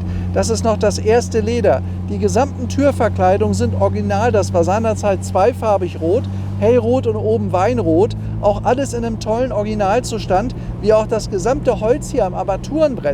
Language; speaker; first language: German; native; German